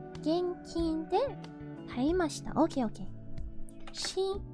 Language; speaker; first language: Japanese; non-native, learner; English